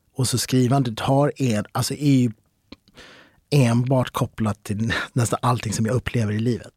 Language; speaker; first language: Swedish; early bilingual, other home language; Arabic